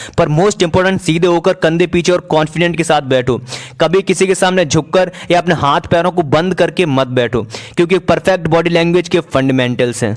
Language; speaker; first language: Hindi; native; Hindi